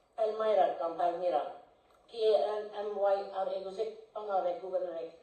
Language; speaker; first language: Armenian; early bilingual, heritage; Armenian